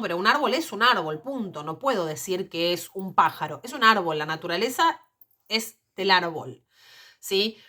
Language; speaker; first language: Spanish; native; Spanish